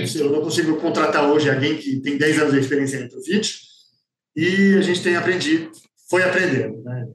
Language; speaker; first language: Portuguese; non-native, fluent; French